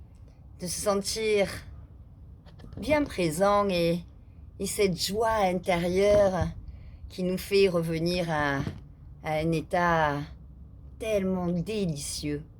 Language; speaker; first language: French; native; French